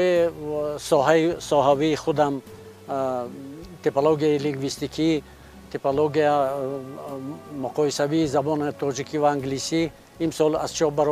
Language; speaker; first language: Persian; non-native, local second language; Shughni